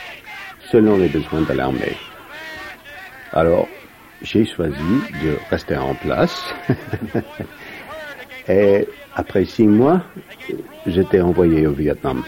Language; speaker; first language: French; non-native, fluent; English